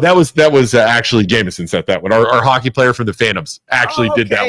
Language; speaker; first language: English; native; English